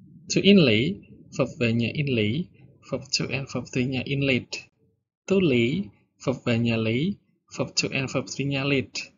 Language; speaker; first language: English; non-native, fluent; Indonesian